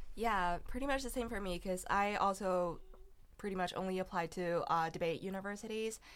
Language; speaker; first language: English; non-native, fluent; Chinese